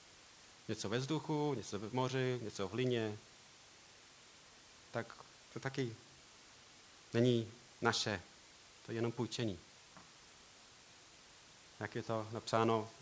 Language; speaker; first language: Czech; non-native, learner; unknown